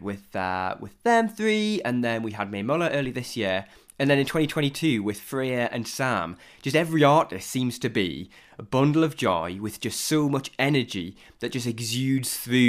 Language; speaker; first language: English; native; English